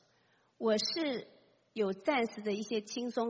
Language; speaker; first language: Chinese; native; Chinese